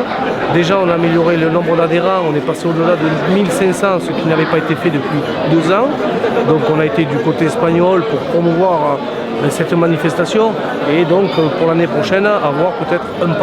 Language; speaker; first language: French; native; French